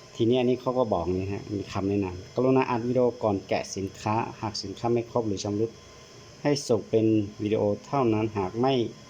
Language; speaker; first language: Thai; non-native, local second language; Hmong